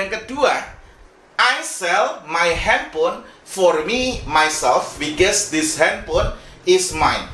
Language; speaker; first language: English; non-native, fluent; Indonesian